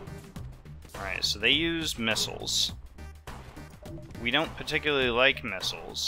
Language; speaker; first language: English; native; English